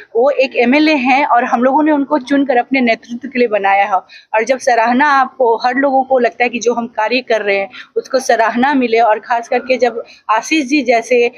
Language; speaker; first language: Hindi; native; Hindi